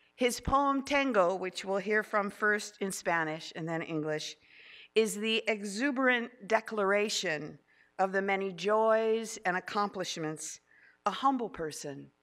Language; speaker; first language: English; early bilingual, other home language; Spanish